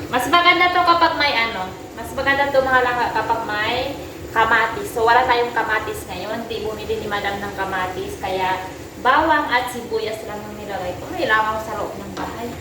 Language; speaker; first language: Filipino; non-native, local second language; Cebuano